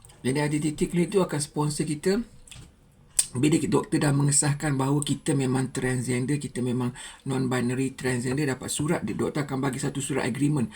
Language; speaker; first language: Malay; native; Malay